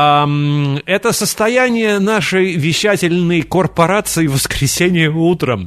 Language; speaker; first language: Russian; native; Russian